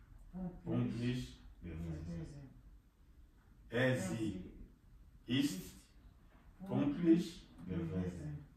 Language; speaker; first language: German; non-native, fluent; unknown